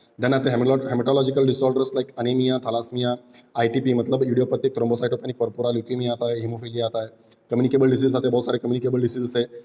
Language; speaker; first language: Hindi; non-native, local second language; Marathi